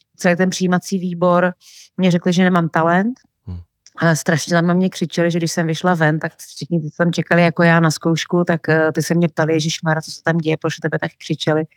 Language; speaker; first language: Czech; native; Czech